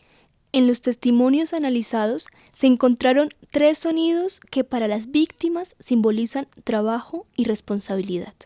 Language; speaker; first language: Spanish; native; Spanish